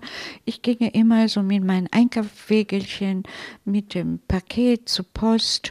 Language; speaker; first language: German; non-native, fluent; Italian